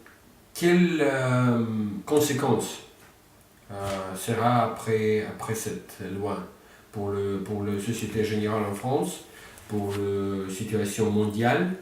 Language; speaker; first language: French; non-native, fluent; Russian